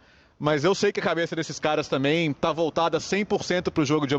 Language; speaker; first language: Portuguese; native; Portuguese